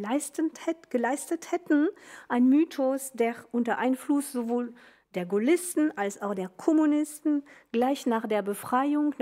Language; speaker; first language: German; non-native, fluent; French